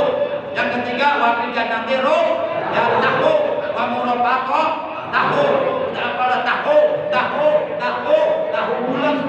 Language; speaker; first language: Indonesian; non-native, local second language; Javanese